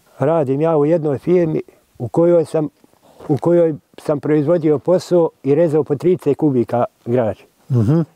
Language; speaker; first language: Bosnian; native; Bosnian